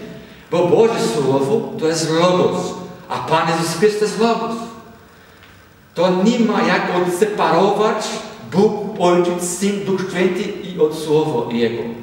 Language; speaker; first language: Polish; non-native, learner; Portuguese